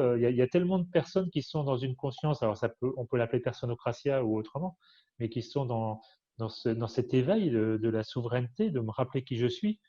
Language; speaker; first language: French; native; French